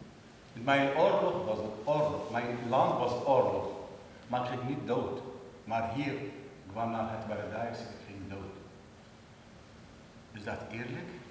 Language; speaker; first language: Dutch; non-native, learner; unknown